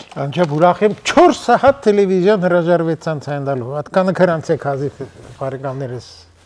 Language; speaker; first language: Armenian; early bilingual, heritage; Armenian